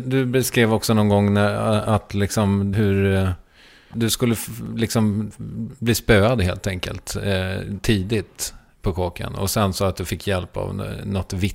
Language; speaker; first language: Swedish; native; Swedish